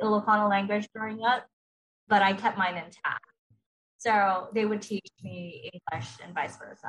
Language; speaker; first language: English; early bilingual, other home language; Iloko